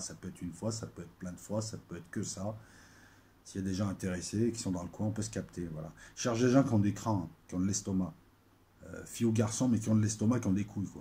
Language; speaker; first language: French; native; French